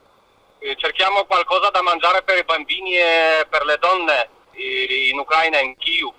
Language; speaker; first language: Italian; non-native, learner; Ukrainian